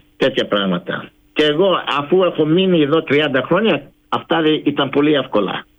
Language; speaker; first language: Greek; early bilingual, heritage; Greek